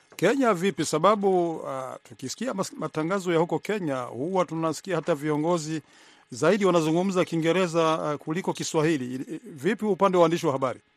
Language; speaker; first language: Swahili; non-native, local second language; Rundi